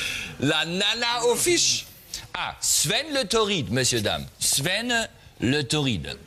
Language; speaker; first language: French; non-native, learner; German